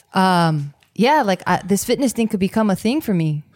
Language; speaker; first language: English; native; English